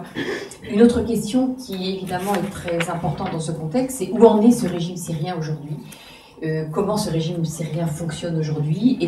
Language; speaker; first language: French; native; French